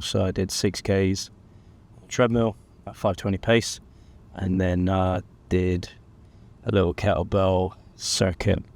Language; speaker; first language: English; native; English